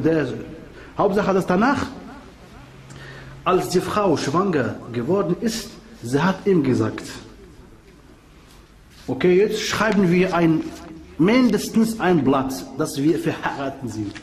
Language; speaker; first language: German; non-native, fluent; Arabic